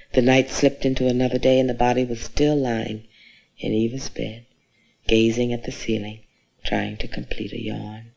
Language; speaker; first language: English; native; English